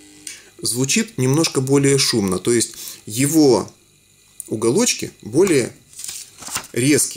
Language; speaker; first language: Russian; native; Russian